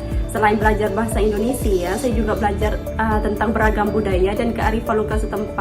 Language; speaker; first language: Indonesian; non-native, fluent; Thai